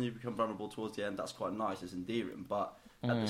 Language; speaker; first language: English; native; English